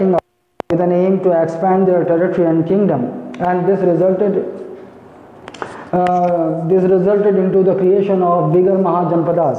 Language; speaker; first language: English; non-native, local second language; Hindi